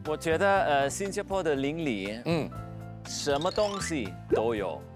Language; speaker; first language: Chinese; non-native, fluent; German